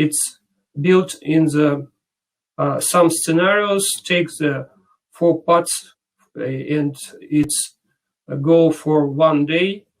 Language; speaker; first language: English; non-native, learner; Russian